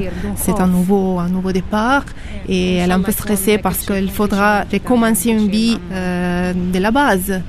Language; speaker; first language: French; non-native, local second language; Arabic